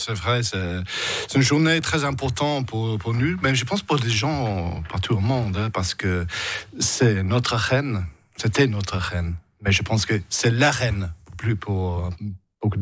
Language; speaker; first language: French; non-native, fluent; English